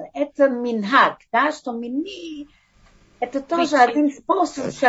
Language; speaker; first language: Russian; non-native, fluent; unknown